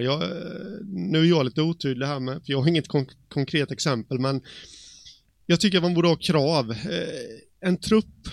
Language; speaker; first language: Swedish; native; Swedish